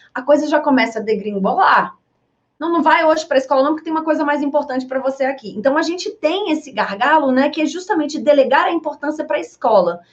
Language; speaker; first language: Portuguese; early bilingual, other home language; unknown